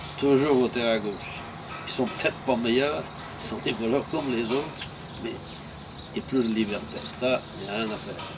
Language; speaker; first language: French; non-native, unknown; Portuguese